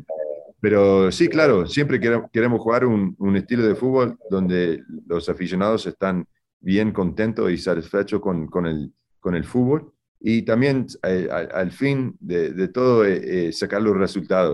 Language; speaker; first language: Spanish; early bilingual, heritage; Spanish